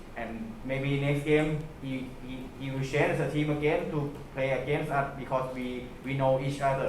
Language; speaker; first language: English; non-native, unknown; Thai